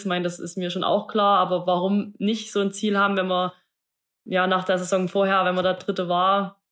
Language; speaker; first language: German; native; German